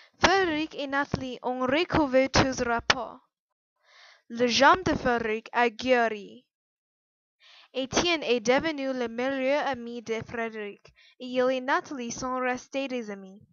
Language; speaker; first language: French; non-native, learner; English